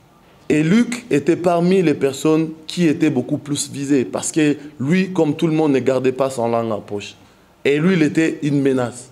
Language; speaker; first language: French; non-native, local second language; Swahili